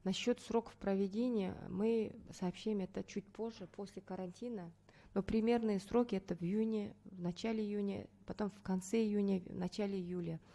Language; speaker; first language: Russian; non-native, local second language; Kazakh